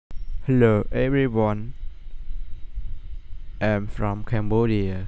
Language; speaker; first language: English; non-native, learner; Khmer